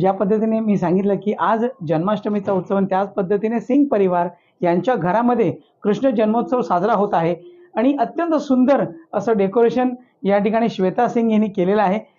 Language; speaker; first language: Marathi; non-native, local second language; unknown